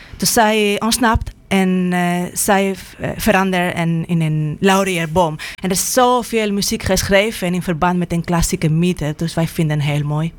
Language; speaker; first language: Dutch; non-native, fluent; Spanish